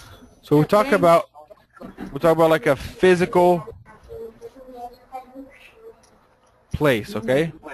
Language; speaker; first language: English; non-native, fluent; Portuguese